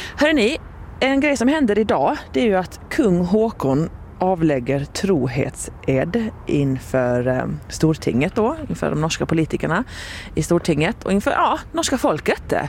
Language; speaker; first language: Swedish; native; Swedish